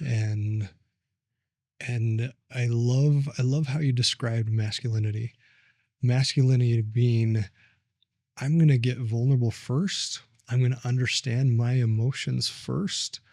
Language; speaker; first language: English; native; English